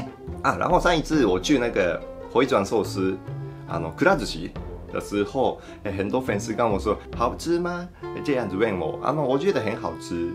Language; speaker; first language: Chinese; non-native, fluent; Japanese